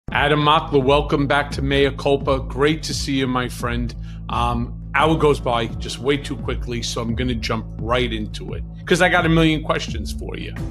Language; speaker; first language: English; native; English